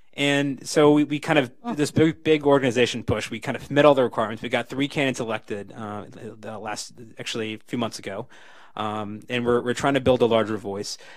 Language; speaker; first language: English; native; English